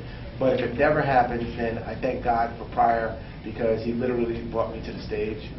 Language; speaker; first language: English; native; English